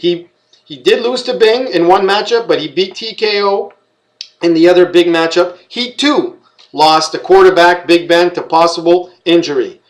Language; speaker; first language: English; native; English